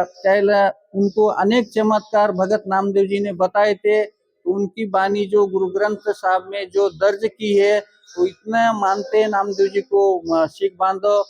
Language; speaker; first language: Hindi; non-native, local second language; Marathi